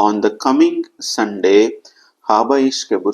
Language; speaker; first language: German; non-native, fluent; Telugu